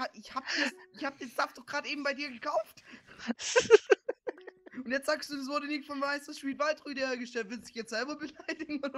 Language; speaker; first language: German; native; German